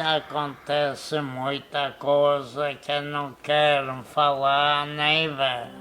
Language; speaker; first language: Portuguese; non-native, fluent; Polish